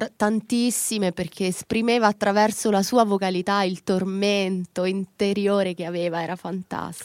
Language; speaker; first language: Italian; native; Italian